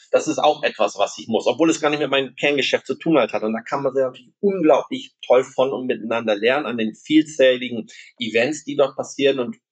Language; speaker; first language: German; non-native, local second language; Low German